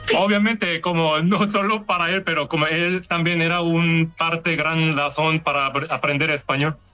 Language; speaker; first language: Spanish; non-native, learner; Korean